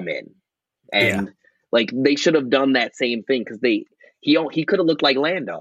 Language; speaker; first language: English; native; English